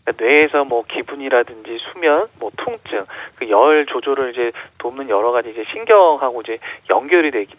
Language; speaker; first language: Korean; native; Korean